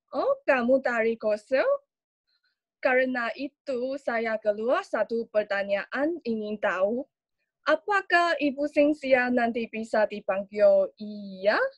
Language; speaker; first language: Indonesian; non-native, learner; Chinese